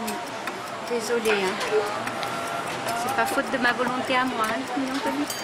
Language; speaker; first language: French; native; French